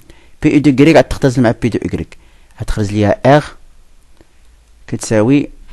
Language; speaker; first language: Arabic; native; Arabic